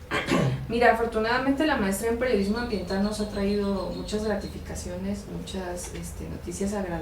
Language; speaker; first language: Spanish; native; Spanish